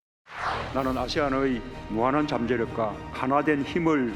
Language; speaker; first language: Korean; native; Korean